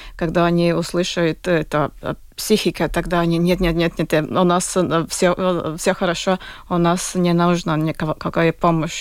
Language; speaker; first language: Russian; non-native, local second language; Latvian